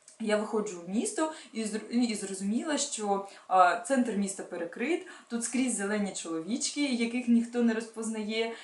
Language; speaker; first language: Ukrainian; non-native, local second language; Russian